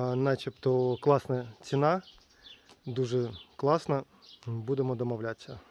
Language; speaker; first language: Ukrainian; native; Ukrainian